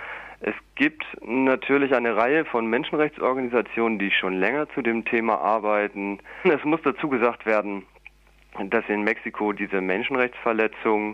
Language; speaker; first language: German; native; German